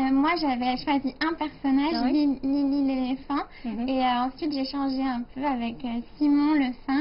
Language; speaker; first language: French; native; French